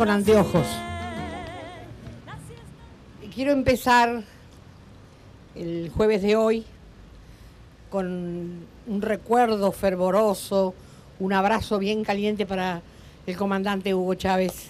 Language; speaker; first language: Spanish; native; Spanish